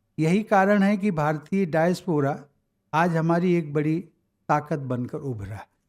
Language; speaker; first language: Hindi; native; Hindi